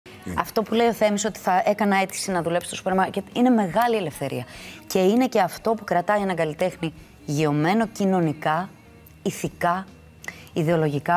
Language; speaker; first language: Greek; native; Greek